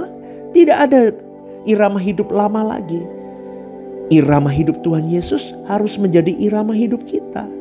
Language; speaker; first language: Indonesian; native; Indonesian